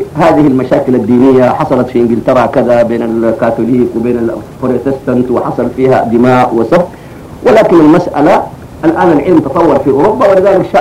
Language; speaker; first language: Arabic; native; Arabic